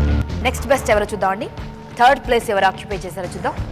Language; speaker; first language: Telugu; native; Telugu